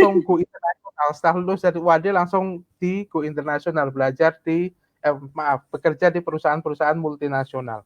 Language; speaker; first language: Indonesian; native; Indonesian